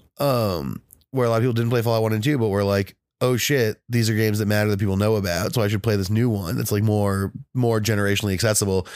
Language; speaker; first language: English; native; English